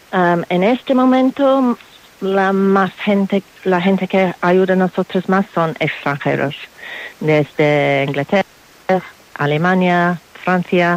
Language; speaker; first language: Spanish; non-native, learner; English